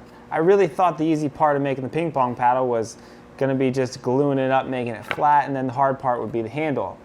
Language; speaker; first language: English; native; English